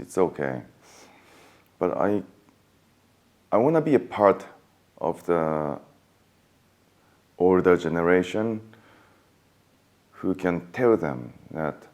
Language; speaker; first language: English; non-native, fluent; Japanese